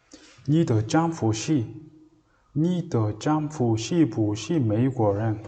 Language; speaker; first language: Chinese; non-native, learner; Mongolian